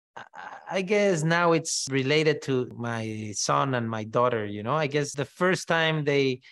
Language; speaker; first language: English; non-native, fluent; Spanish